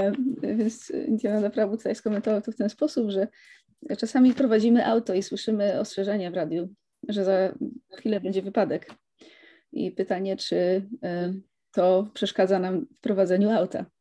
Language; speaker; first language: Polish; native; Polish